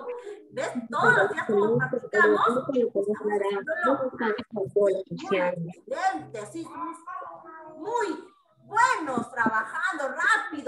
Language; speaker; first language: Spanish; native; Spanish